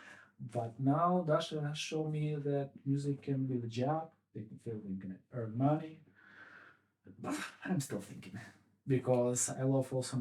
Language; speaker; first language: English; non-native, fluent; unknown